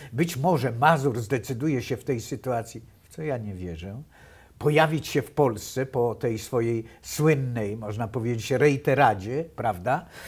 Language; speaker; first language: Polish; native; Polish